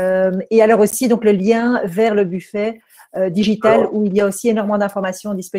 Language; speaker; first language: French; native; French